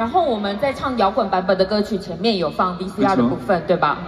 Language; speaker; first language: Chinese; native; Chinese